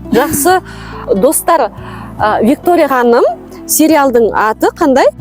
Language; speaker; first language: Kazakh; native; Kazakh